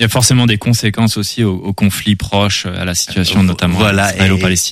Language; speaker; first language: French; native; French